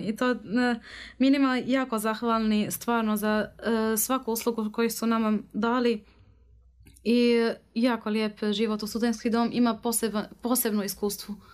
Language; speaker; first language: Croatian; non-native, learner; Arabic